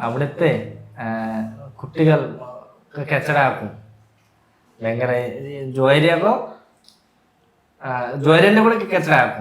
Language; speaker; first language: Malayalam; non-native, learner; Bangla